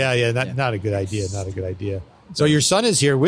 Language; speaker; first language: English; native; English